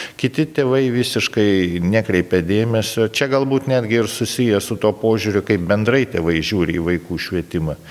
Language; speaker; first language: Lithuanian; native; Lithuanian